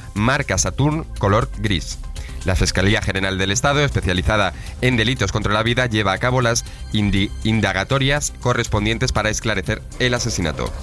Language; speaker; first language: Spanish; native; Spanish